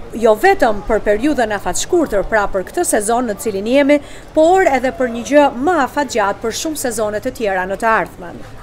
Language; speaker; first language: Albanian; non-native, fluent; Italian